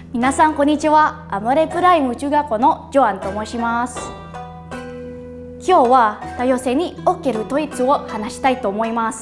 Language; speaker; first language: Japanese; non-native, learner; Indonesian